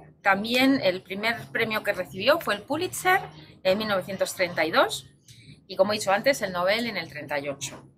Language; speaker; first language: Spanish; native; Spanish